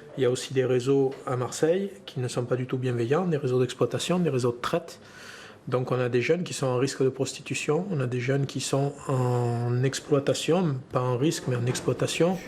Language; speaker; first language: French; native; French